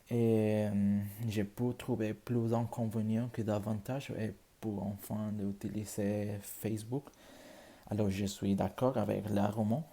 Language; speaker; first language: French; non-native, learner; Spanish